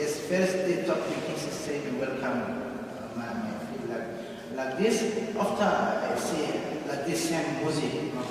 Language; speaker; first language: English; non-native, learner; Somali